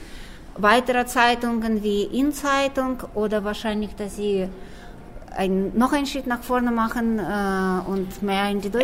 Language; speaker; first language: German; non-native, fluent; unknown